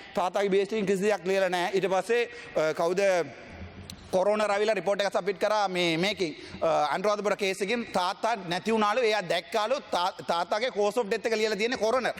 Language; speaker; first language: Sinhala; non-native, local second language; Tamil